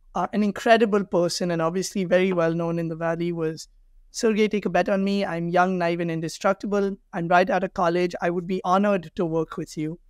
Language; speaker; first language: English; non-native, local second language; Hindi